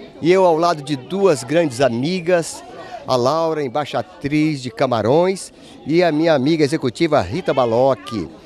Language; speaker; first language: Portuguese; native; Portuguese